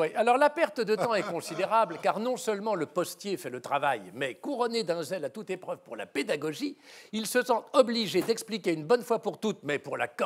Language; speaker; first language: French; native; French